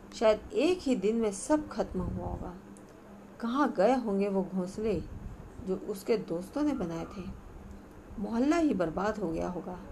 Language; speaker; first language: Hindi; non-native, local second language; Marathi